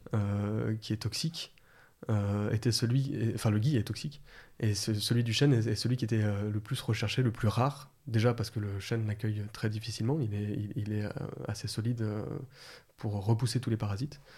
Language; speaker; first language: French; native; French